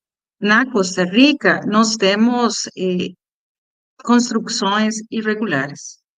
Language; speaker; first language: Portuguese; non-native, learner; Spanish